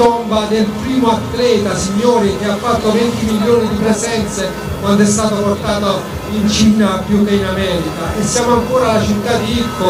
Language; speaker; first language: Italian; native; Italian